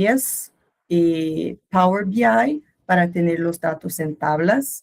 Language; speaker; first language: Spanish; non-native, learner; Portuguese